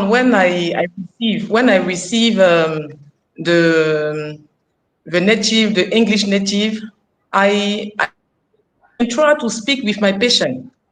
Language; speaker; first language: English; non-native, learner; French